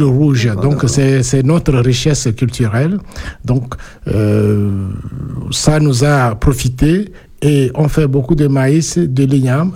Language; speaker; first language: French; non-native, local second language; Ewe